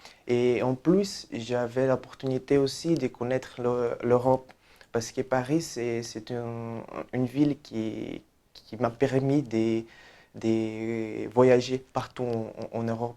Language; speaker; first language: French; non-native, fluent; Portuguese